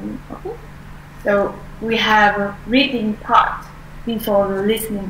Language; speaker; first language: English; non-native, fluent; Vietnamese